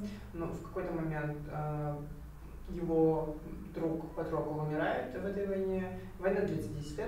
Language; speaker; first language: Russian; native; Russian